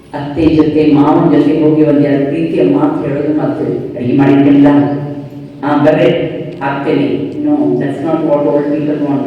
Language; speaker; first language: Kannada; non-native, local second language; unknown